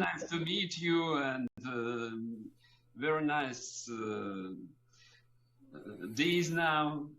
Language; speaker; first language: English; non-native, learner; Russian